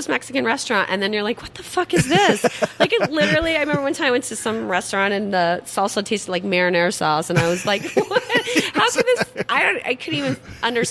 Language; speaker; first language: English; native; English